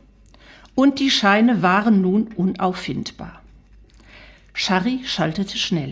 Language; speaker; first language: German; native; German